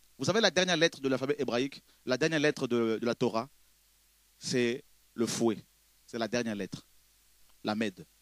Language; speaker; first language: French; non-native, local second language; Lingala